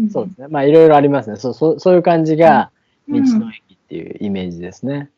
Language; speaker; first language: Japanese; native; Japanese